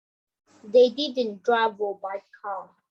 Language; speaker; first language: English; non-native, learner; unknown